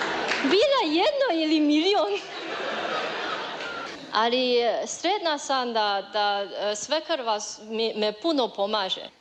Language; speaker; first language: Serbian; non-native, learner; Chinese